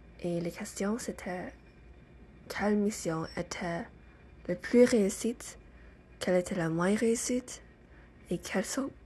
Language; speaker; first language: French; non-native, learner; English